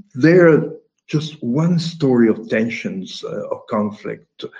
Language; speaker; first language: English; non-native, fluent; Italian